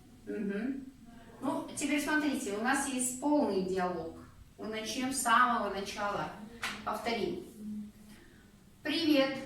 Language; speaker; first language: Russian; non-native, local second language; Kazakh